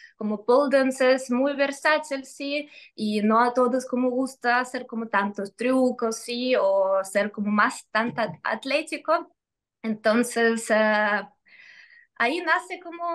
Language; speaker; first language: Spanish; non-native, fluent; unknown